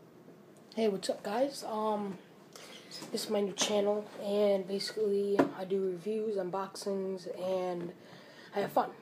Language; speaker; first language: English; native; English